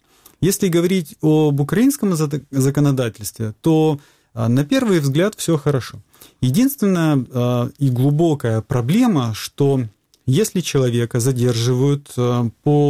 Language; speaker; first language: Russian; native; Russian